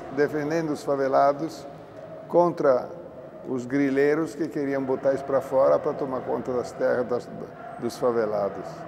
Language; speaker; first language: Portuguese; non-native, fluent; Italian